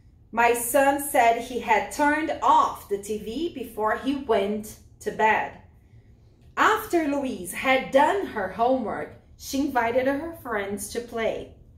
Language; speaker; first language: English; non-native, fluent; Portuguese